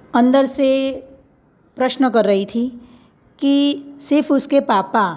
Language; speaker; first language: Hindi; non-native, local second language; Gujarati